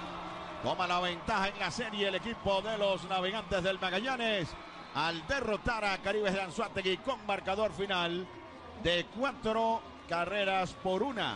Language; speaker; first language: Spanish; native; Spanish